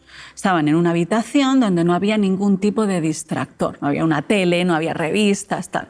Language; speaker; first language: Spanish; native; Spanish